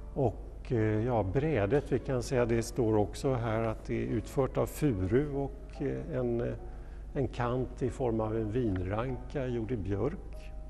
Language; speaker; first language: Swedish; native; Swedish